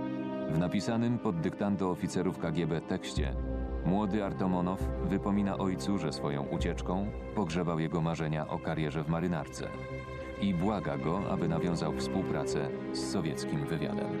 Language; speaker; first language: Polish; native; Polish